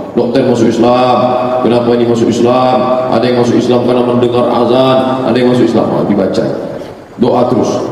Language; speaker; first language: Malay; native; Malay